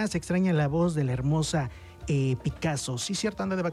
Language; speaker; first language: Spanish; native; Spanish